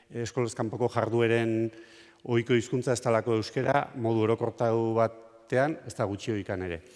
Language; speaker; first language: Basque; native; Basque